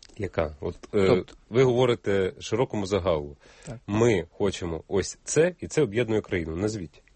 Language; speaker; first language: Ukrainian; native; Ukrainian